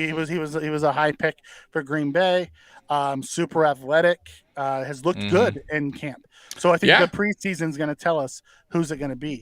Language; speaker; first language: English; native; English